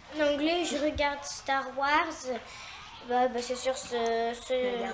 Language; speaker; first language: French; early bilingual, heritage; French